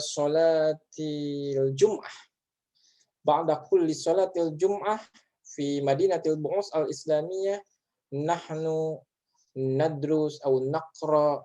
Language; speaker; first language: Arabic; non-native, fluent; Indonesian